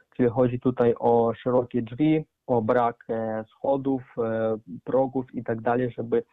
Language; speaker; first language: Polish; non-native, fluent; Russian